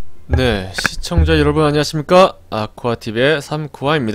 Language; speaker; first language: Korean; native; Korean